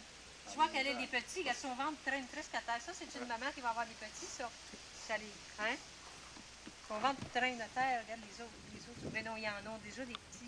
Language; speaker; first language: French; native; French